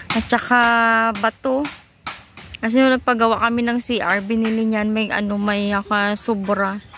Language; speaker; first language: Filipino; non-native, local second language; Hiligaynon